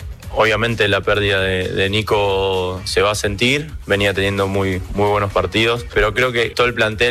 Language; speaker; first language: Spanish; native; Spanish